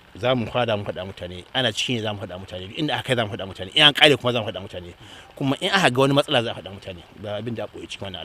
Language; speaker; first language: Hausa; native; Hausa